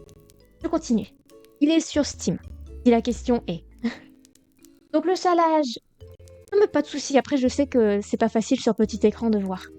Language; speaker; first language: French; native; French